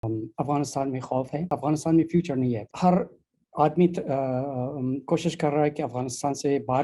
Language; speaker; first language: Hindi; non-native, learner; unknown